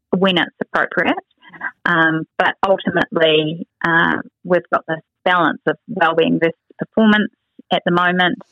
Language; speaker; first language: English; native; English